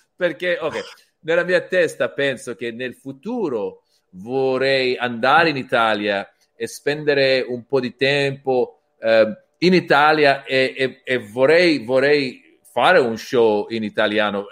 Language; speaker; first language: Italian; non-native, learner; Persian